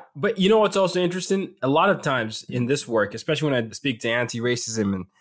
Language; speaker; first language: English; non-native, local second language; Yoruba